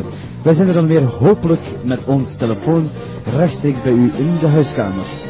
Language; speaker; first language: Dutch; native; Dutch